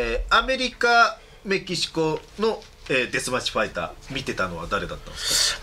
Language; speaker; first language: Japanese; native; Japanese